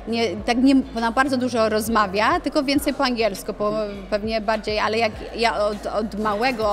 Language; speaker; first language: Polish; early bilingual, other home language; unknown